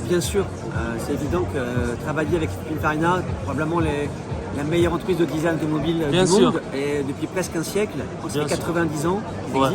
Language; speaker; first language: French; native; French